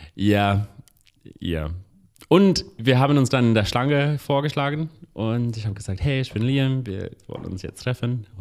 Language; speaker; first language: German; non-native, fluent; English